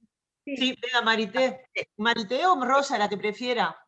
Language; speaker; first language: Spanish; native; Spanish